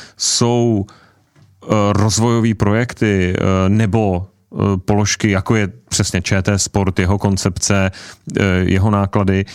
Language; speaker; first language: Czech; native; Czech